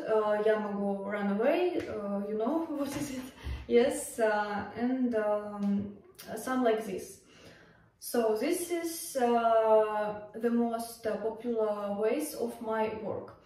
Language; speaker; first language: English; non-native, learner; Russian